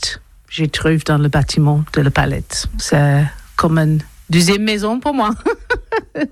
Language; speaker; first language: French; non-native, learner; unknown